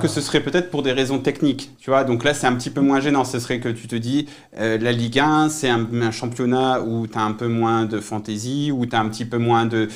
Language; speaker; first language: French; native; French